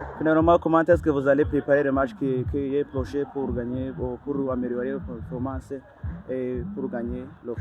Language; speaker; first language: French; non-native, local second language; Kinyarwanda